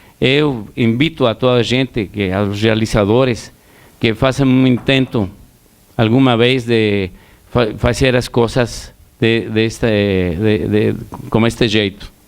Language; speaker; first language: Portuguese; non-native, learner; Spanish